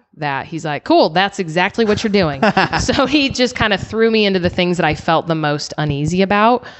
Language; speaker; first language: English; native; English